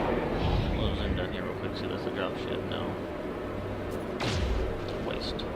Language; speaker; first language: English; native; English